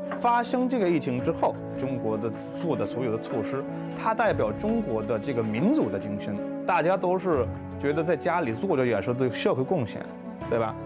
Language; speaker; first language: Chinese; non-native, fluent; Urdu